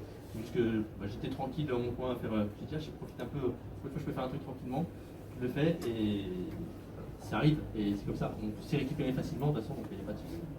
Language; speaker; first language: French; native; French